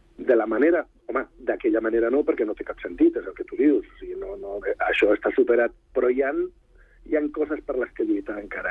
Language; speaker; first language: Catalan; non-native, local second language; Spanish